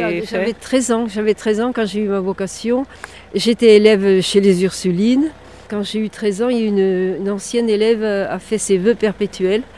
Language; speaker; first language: French; native; French